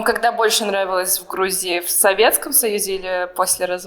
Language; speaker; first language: Russian; native; Russian